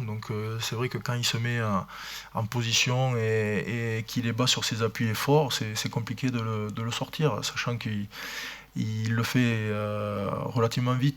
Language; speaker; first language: French; native; French